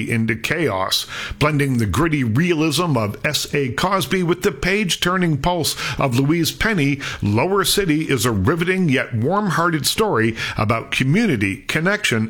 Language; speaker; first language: English; native; English